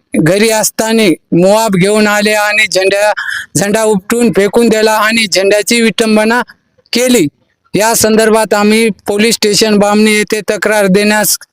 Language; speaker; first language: Marathi; non-native, local second language; Lambadi